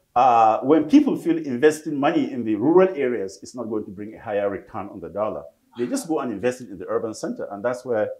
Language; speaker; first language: English; non-native, local second language; Hausa